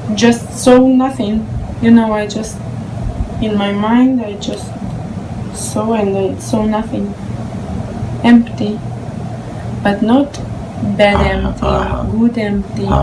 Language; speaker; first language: English; non-native, learner; Hebrew